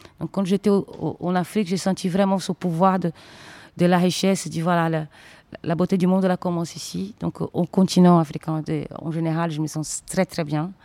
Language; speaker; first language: French; non-native, fluent; Portuguese